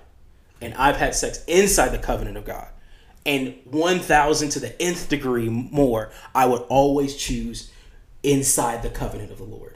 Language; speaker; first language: English; native; English